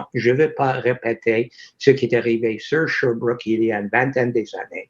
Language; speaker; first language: French; non-native, local second language; English